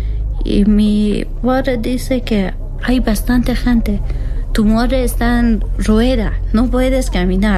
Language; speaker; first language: Spanish; non-native, learner; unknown